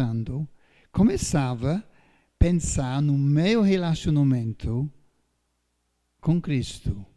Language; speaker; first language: Portuguese; non-native, fluent; English